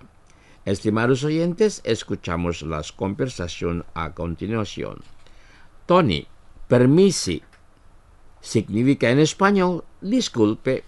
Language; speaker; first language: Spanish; non-native, fluent; Indonesian